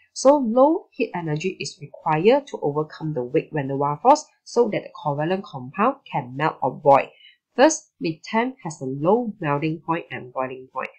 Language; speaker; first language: English; non-native, local second language; Chinese